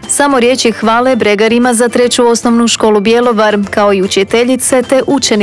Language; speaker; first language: Croatian; native; Croatian